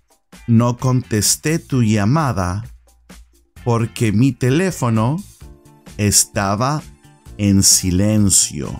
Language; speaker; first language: Spanish; non-native, fluent; English